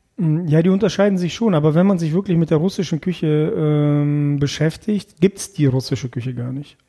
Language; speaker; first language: German; early bilingual, other home language; Russian